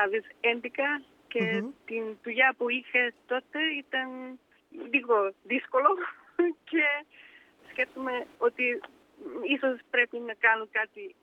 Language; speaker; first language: Greek; early bilingual, heritage; Danish